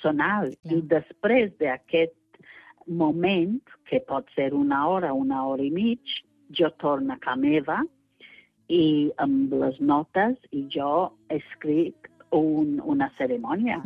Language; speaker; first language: Catalan; non-native, fluent; English